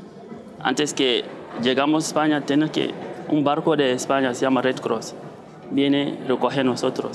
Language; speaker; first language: Spanish; non-native, learner; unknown